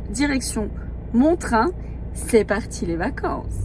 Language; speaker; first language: French; native; French